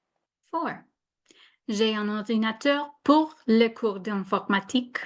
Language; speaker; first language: French; non-native, fluent; English